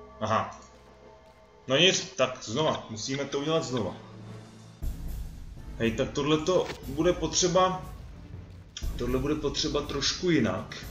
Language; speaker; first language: Czech; native; Czech